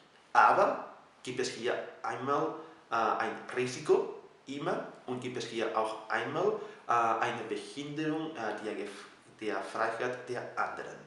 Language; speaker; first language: German; non-native, fluent; Catalan